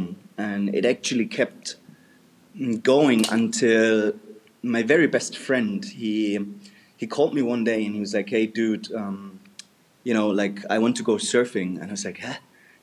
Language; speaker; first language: English; non-native, fluent; German